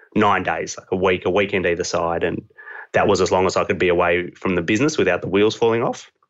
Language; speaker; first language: English; native; English